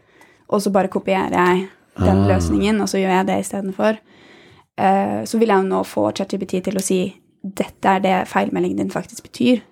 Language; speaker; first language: Norwegian; native; Norwegian